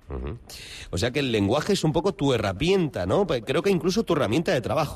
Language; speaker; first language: Spanish; native; Spanish